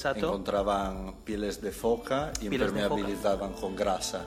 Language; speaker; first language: Spanish; non-native, fluent; Italian